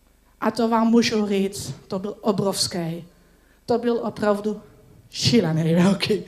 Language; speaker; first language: Czech; non-native, learner; Dutch